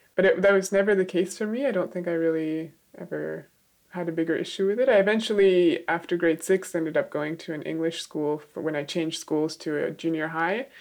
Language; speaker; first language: English; native; English